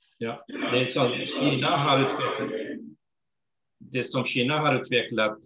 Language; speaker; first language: Swedish; non-native, fluent; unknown